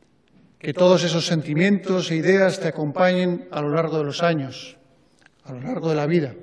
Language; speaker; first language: Spanish; native; Spanish